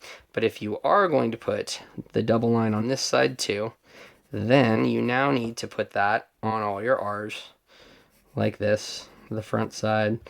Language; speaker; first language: English; native; English